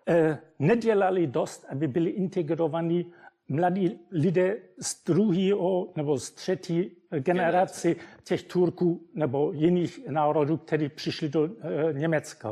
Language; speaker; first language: Czech; non-native, fluent; German